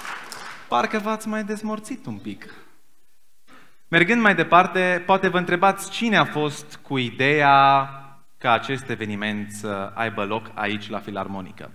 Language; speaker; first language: Romanian; native; Romanian